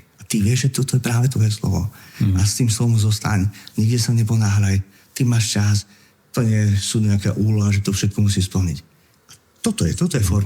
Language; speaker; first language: Slovak; native; Slovak